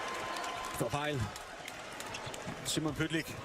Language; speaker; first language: Danish; native; Danish